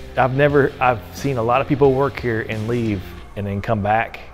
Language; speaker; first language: English; native; English